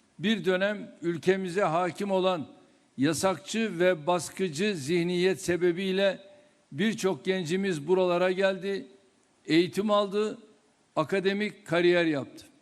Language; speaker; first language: Turkish; native; Turkish